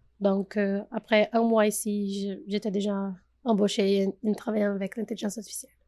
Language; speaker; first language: French; non-native, fluent; Portuguese